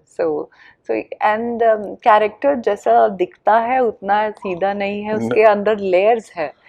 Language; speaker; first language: Hindi; non-native, local second language; Punjabi